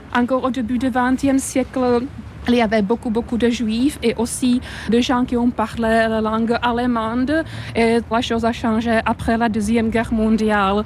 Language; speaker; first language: French; non-native, fluent; Czech